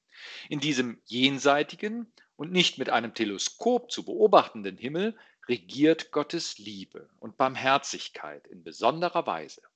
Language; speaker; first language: German; native; German